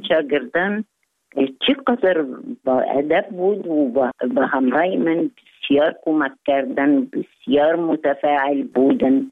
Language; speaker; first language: Persian; non-native, fluent; Arabic